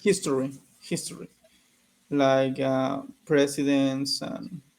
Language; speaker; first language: English; non-native, learner; Spanish